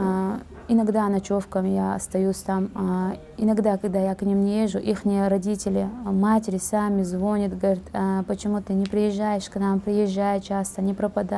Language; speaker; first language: Russian; non-native, fluent; Uzbek